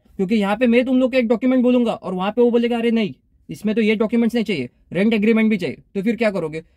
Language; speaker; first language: Hindi; non-native, local second language; Marathi